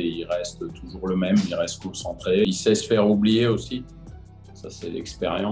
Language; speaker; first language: French; native; French